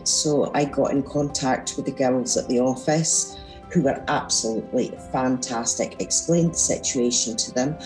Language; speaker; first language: English; native; English